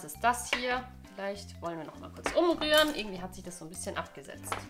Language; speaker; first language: German; native; German